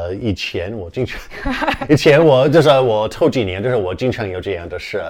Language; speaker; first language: Chinese; non-native, fluent; English